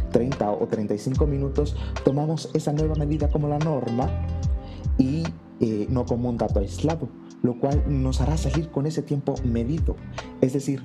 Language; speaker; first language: Spanish; native; Spanish